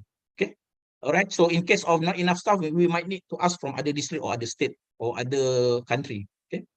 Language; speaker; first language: English; non-native, fluent; Malay